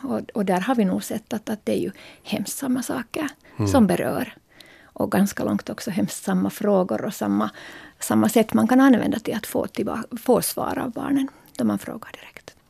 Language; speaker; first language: Swedish; native; Swedish